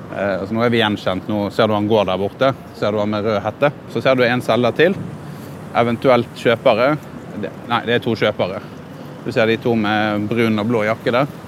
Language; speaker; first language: Norwegian; native; Norwegian